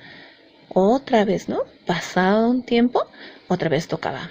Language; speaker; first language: Spanish; native; Spanish